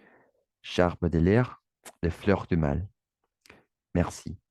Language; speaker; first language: French; non-native, learner; Spanish